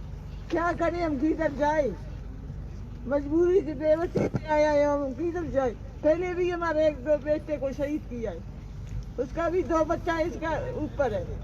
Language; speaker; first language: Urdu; non-native, local second language; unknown